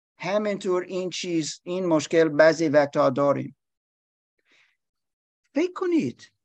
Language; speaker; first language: Persian; non-native, learner; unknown